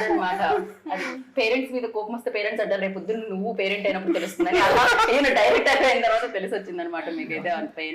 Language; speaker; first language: Telugu; native; Telugu